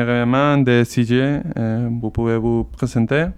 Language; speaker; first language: French; non-native, learner; Basque